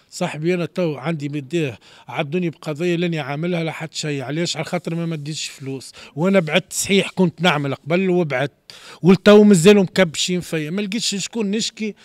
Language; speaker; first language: Arabic; native; Arabic